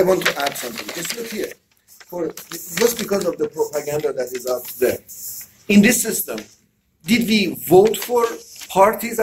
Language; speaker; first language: English; non-native, fluent; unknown